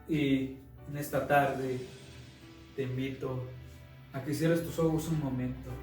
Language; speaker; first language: Spanish; native; Spanish